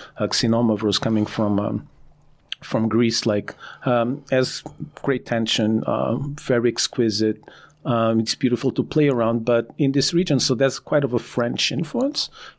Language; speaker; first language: English; non-native, fluent; Portuguese